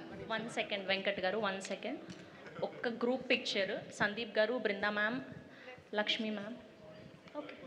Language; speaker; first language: Telugu; native; Telugu